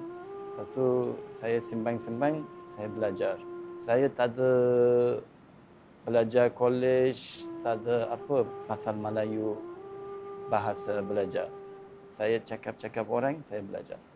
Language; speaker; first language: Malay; non-native, learner; Uzbek